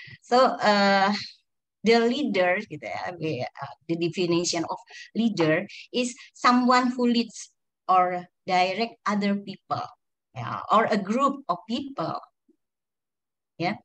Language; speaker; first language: English; non-native, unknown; Indonesian